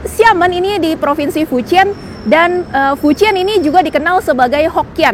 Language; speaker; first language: Indonesian; native; Indonesian